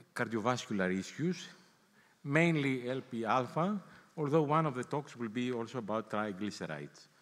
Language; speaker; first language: English; non-native, fluent; Greek